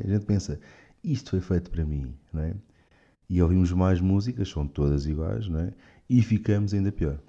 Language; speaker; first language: Portuguese; native; Portuguese